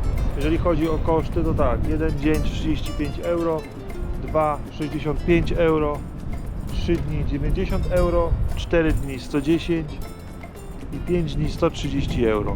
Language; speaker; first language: Polish; native; Polish